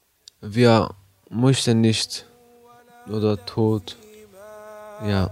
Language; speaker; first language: German; non-native, learner; Persian